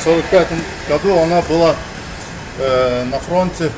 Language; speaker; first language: Russian; non-native, fluent; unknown